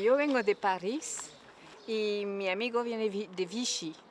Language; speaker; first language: Spanish; non-native, learner; French